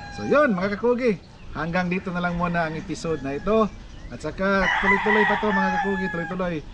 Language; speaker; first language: Filipino; native; Filipino